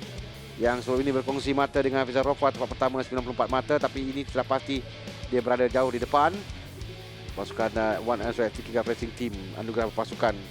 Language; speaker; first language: Malay; native; Malay